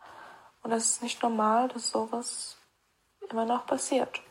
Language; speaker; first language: German; non-native, fluent; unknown